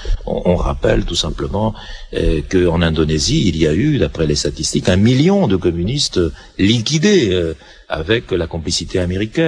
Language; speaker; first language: French; native; French